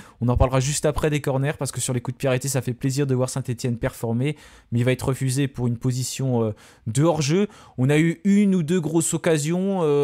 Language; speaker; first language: French; native; French